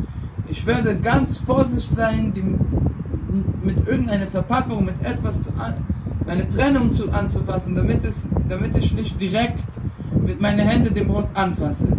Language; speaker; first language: German; non-native, fluent; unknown